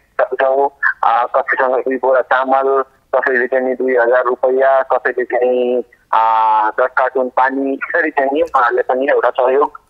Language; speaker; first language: Nepali; non-native, local second language; Maithili